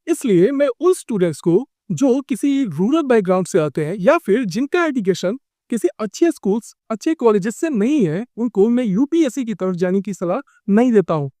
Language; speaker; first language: Hindi; native; Hindi